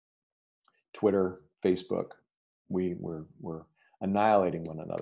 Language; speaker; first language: English; native; English